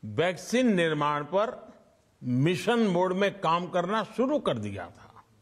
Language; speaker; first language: Hindi; non-native, local second language; Gujarati